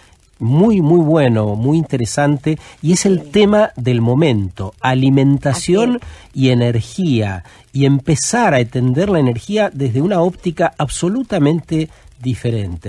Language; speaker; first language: Spanish; native; Spanish